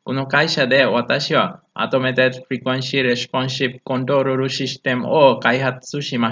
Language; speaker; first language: Japanese; non-native, learner; Bangla